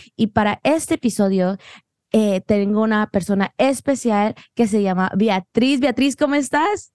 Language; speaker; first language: Spanish; early bilingual, heritage; Spanish